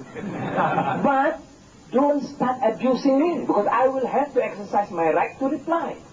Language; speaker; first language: English; non-native, local second language; Malay